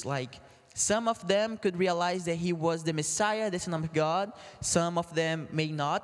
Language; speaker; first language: English; non-native, fluent; Portuguese